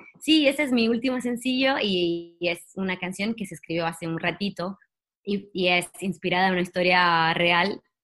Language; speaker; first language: Spanish; non-native, fluent; Italian